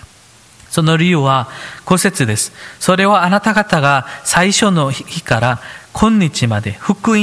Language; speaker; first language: Japanese; non-native, fluent; Korean